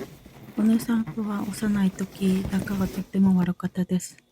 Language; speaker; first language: Japanese; non-native, fluent; Korean